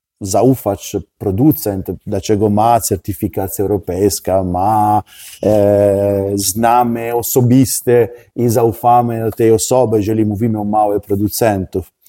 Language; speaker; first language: Polish; non-native, learner; Italian